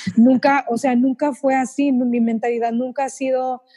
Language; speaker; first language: Spanish; early bilingual, heritage; Spanish